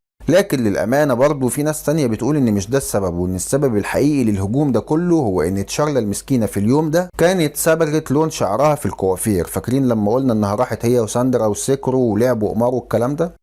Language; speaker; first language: Arabic; native; Arabic